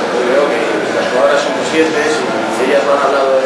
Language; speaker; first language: Spanish; native; Spanish